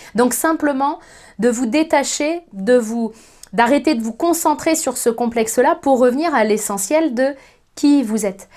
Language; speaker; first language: French; native; French